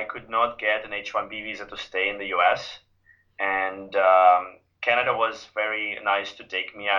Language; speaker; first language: English; non-native, fluent; Ukrainian